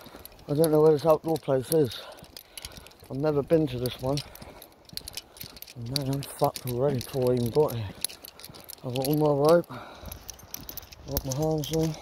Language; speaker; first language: English; native; English